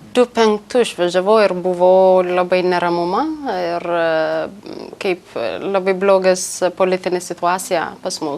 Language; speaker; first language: Lithuanian; non-native, learner; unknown